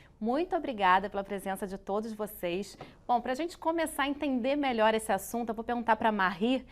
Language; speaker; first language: Portuguese; native; Portuguese